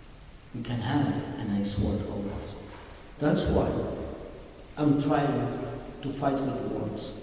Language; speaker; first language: English; non-native, learner; Arabic